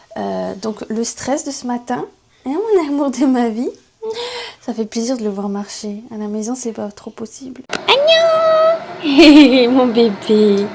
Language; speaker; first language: French; native; French